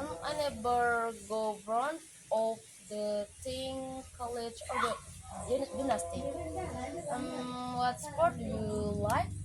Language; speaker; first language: English; non-native, learner; Indonesian